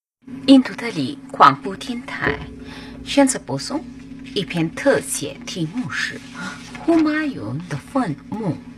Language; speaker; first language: Chinese; non-native, fluent; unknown